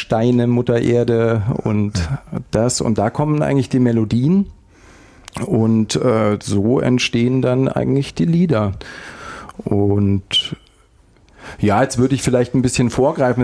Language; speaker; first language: German; native; German